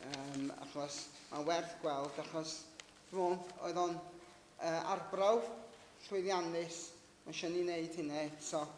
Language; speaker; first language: Welsh; native; Welsh